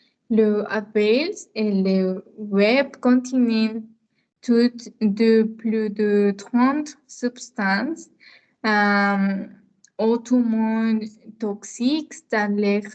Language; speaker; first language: French; non-native, learner; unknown